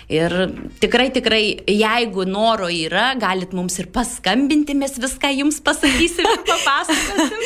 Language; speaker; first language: Lithuanian; native; Lithuanian